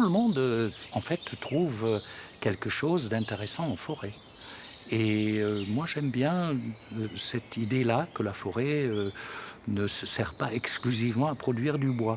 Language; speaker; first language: French; native; French